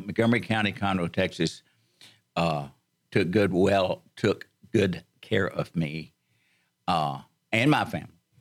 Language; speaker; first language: English; native; English